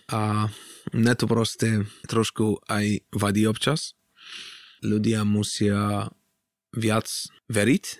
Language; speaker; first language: Slovak; non-native, fluent; Arabic